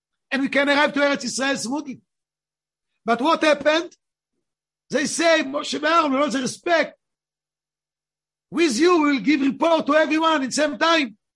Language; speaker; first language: English; non-native, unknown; Hebrew